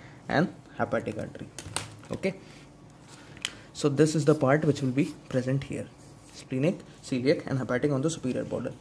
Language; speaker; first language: English; non-native, local second language; Hindi